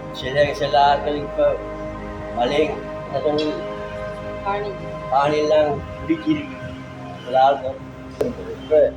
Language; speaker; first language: Tamil; non-native, local second language; Sinhala